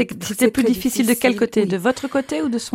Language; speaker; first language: French; native; French